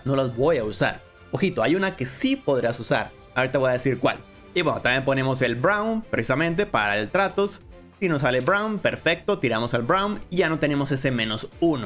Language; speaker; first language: Spanish; native; Spanish